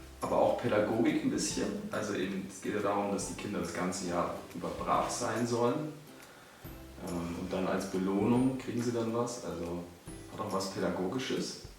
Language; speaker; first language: German; native; German